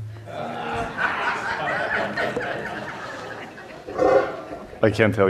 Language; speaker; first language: English; non-native, fluent; Hungarian